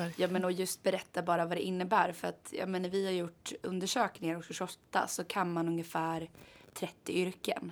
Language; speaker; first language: Swedish; native; Swedish